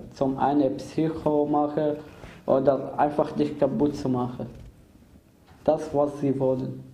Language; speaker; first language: German; non-native, fluent; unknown